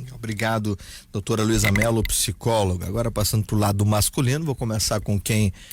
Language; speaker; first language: Portuguese; native; Portuguese